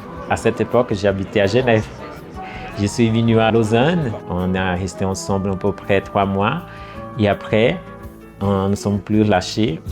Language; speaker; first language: French; non-native, fluent; Portuguese